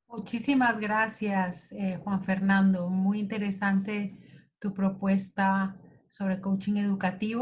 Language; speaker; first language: Spanish; native; Spanish